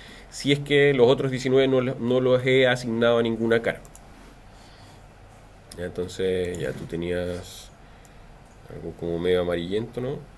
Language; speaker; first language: Spanish; native; Spanish